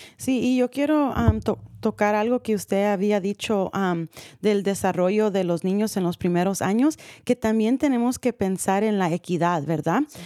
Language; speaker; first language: Spanish; early bilingual, heritage; Spanish